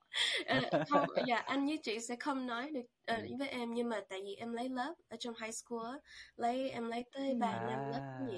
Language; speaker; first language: Vietnamese; early bilingual, heritage; Vietnamese